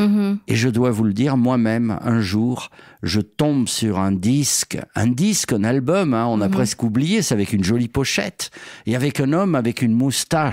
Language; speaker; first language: French; native; French